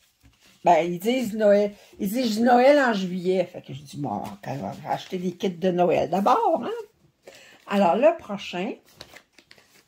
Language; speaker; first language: French; native; French